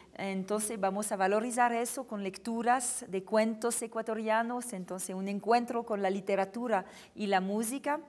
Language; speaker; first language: Spanish; non-native, fluent; French